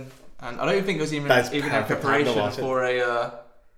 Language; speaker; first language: English; native; English